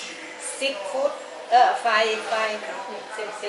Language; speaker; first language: English; non-native, learner; Thai